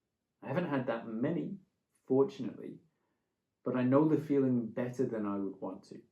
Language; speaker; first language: English; native; English